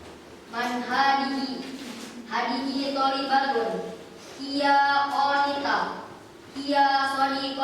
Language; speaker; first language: Arabic; non-native, learner; Indonesian